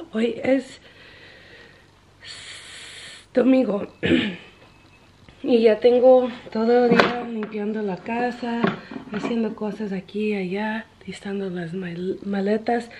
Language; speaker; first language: Spanish; early bilingual, heritage; Spanish